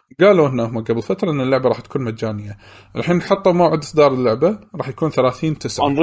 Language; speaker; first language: Arabic; native; Arabic